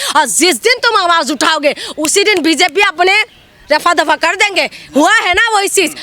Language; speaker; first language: Hindi; non-native, local second language; Assamese